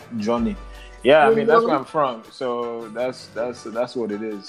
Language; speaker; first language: English; non-native, local second language; Yoruba